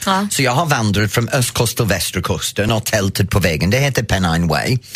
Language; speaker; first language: Swedish; non-native, fluent; English